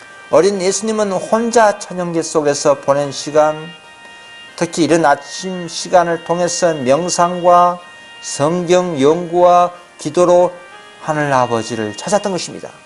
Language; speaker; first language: Korean; native; Korean